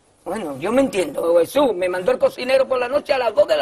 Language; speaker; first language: Spanish; native; Spanish